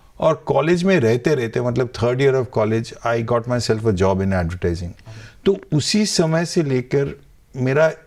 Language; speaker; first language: Hindi; non-native, local second language; Bangla